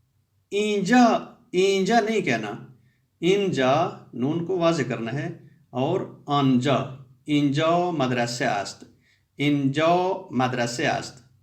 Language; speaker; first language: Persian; non-native, fluent; Urdu